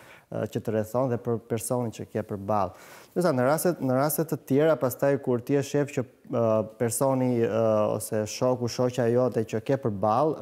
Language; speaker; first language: Albanian; native; Albanian